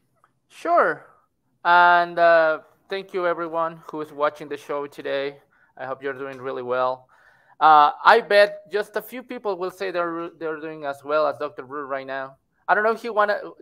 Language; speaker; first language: English; non-native, fluent; Spanish